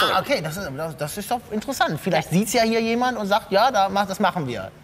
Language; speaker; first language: German; native; German